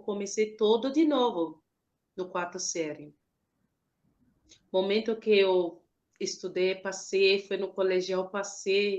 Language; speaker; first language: Portuguese; non-native, fluent; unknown